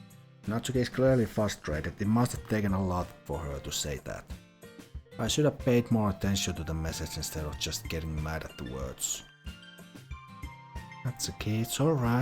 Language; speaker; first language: English; non-native, fluent; Finnish